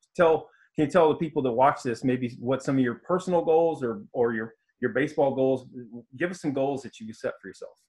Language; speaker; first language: English; native; English